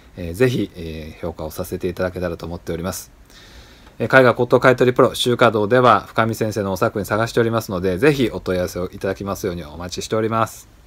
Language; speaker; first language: Japanese; native; Japanese